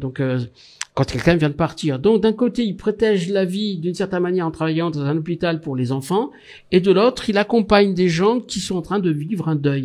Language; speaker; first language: French; native; French